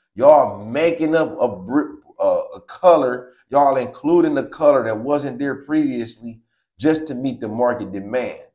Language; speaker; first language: English; native; English